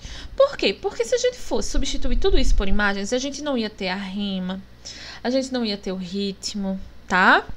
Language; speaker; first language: Portuguese; native; Portuguese